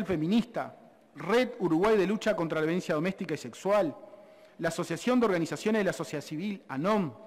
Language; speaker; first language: Spanish; native; Spanish